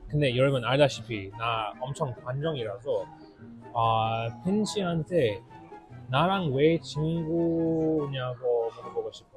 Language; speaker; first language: Korean; non-native, fluent; English